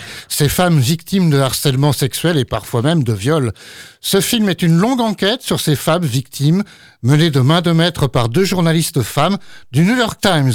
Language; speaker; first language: French; native; French